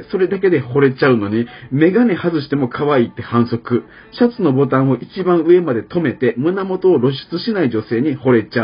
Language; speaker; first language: Japanese; native; Japanese